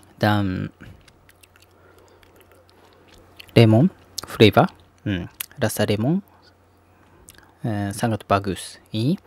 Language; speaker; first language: Indonesian; non-native, learner; Japanese